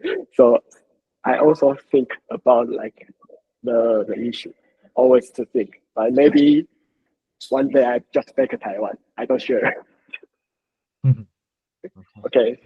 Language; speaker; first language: English; non-native, learner; Chinese